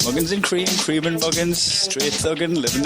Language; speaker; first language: English; native; English